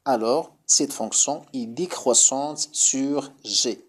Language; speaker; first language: French; non-native, local second language; Arabic